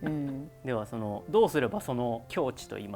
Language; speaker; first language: Japanese; native; Japanese